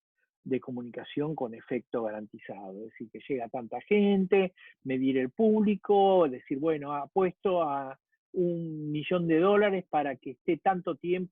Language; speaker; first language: Spanish; native; Spanish